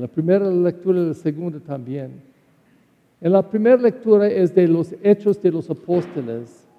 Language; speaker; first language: Spanish; non-native, learner; English